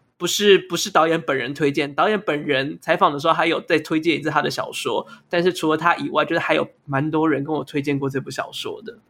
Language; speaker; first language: Chinese; native; Chinese